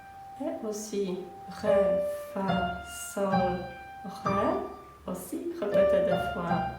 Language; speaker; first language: French; non-native, fluent; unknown